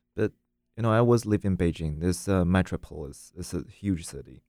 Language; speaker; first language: English; non-native, learner; Chinese